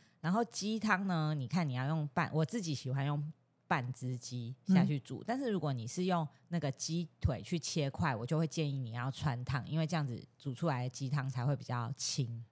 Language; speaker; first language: Chinese; native; Chinese